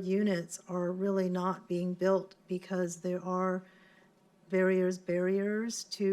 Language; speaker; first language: English; non-native, local second language; Cantonese